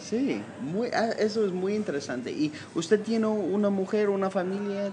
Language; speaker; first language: Spanish; non-native, learner; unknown